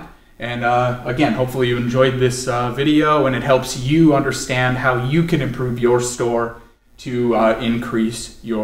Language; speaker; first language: English; native; English